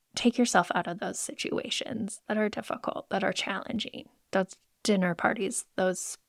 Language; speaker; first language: English; native; English